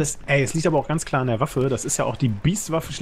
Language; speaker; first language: German; native; German